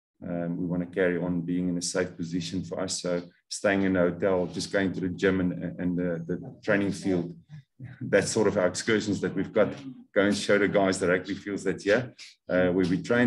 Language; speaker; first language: English; non-native, local second language; Afrikaans